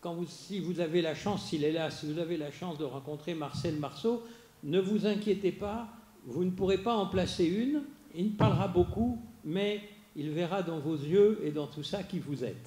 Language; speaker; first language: French; native; French